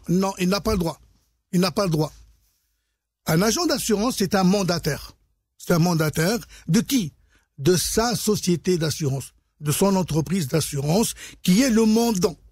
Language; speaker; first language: French; non-native, local second language; Arabic